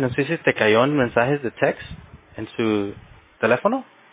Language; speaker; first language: Spanish; early bilingual, heritage; Spanish